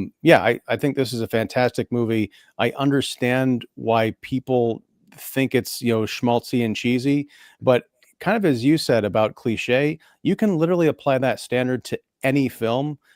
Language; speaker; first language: English; native; English